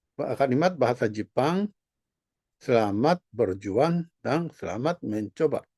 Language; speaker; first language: Indonesian; non-native, fluent; Japanese